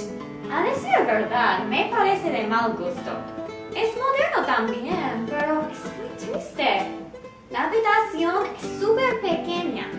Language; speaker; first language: Spanish; non-native, learner; English